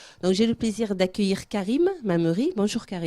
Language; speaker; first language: French; native; French